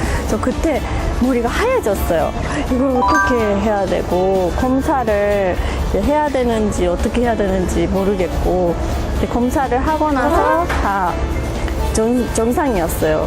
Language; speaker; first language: Korean; non-native, fluent; English